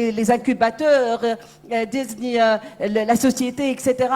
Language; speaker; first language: French; non-native, local second language; Arabic